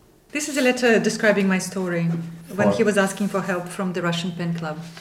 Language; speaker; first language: English; non-native, fluent; Russian